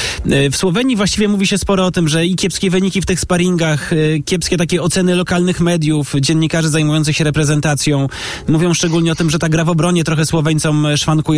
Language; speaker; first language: Polish; native; Polish